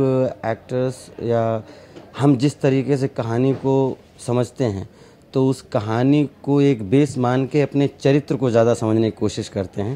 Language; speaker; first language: Hindi; native; Hindi